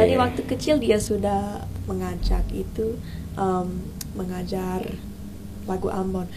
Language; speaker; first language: Indonesian; early bilingual, heritage; English